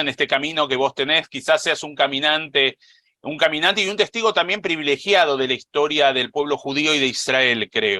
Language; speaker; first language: Spanish; native; Spanish